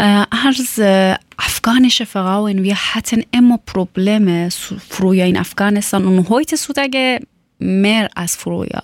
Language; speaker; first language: German; non-native, fluent; Persian